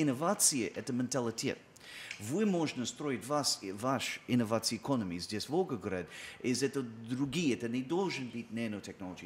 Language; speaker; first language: Russian; non-native, learner; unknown